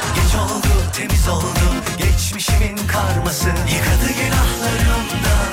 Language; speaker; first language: Turkish; native; Turkish